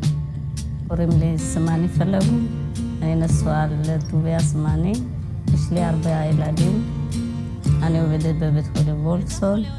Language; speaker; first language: Hebrew; non-native, fluent; Amharic